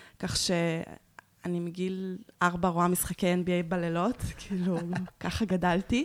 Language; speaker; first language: Hebrew; native; Hebrew